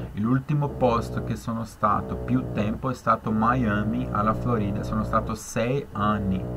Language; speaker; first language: Italian; non-native, fluent; Spanish